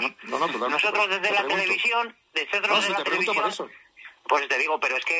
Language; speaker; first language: Spanish; native; Spanish